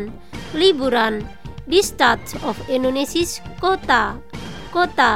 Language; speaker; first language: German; non-native, fluent; Indonesian